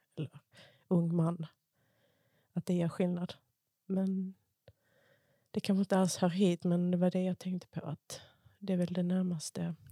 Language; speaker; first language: Swedish; early bilingual, other home language; Spanish